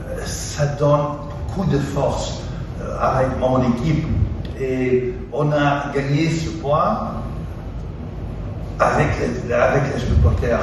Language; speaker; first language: French; non-native, fluent; Dutch